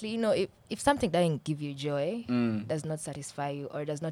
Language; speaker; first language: English; non-native, local second language; Swahili